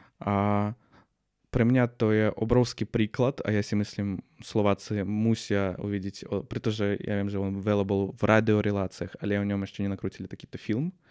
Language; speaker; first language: Slovak; non-native, fluent; Russian